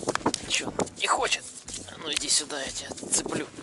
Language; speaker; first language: Russian; native; Russian